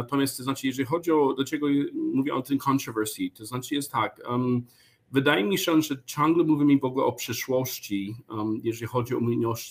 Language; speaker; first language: Polish; non-native, learner; English